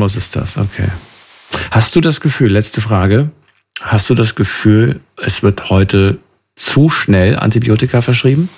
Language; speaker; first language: German; native; German